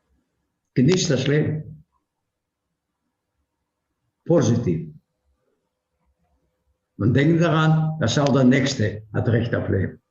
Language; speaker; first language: German; non-native, fluent; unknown